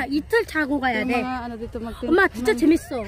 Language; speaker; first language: Korean; early bilingual, other home language; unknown